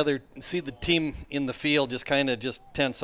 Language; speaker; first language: English; native; English